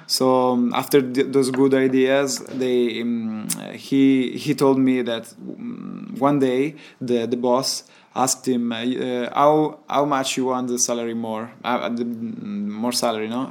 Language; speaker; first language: English; non-native, learner; Italian